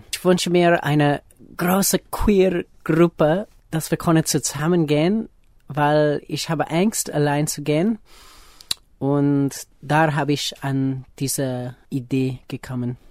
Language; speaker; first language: German; non-native, learner; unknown